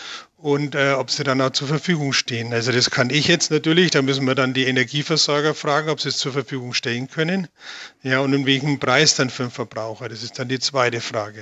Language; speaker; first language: German; native; German